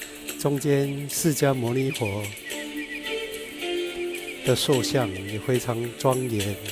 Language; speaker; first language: Chinese; native; Chinese